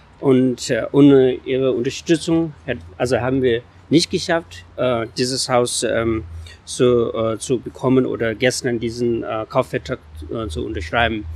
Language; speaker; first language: German; non-native, fluent; Tibetan